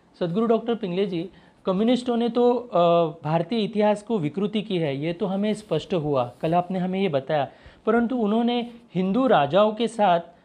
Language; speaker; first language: Hindi; non-native, local second language; Marathi